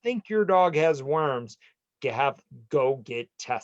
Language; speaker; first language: English; native; English